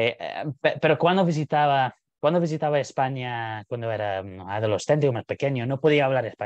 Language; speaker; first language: Spanish; non-native, fluent; English